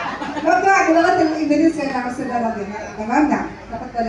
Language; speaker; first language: Arabic; non-native, learner; Indonesian